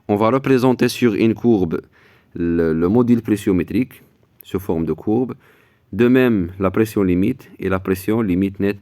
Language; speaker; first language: French; non-native, local second language; Arabic